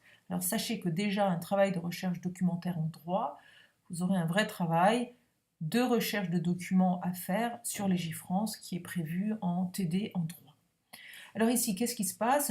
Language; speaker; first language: French; native; French